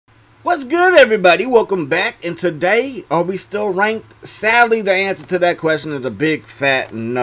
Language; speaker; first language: English; native; English